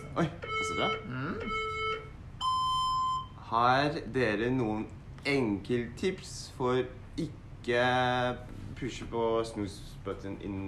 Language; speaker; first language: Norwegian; non-native, fluent; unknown